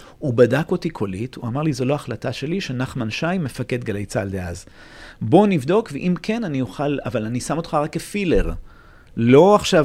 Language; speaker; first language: Hebrew; native; Hebrew